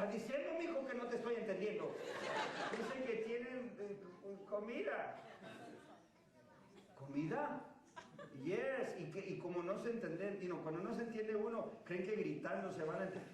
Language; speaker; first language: Spanish; early bilingual, heritage; Spanish